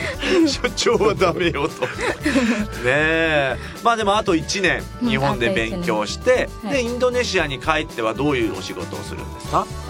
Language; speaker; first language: Japanese; native; Japanese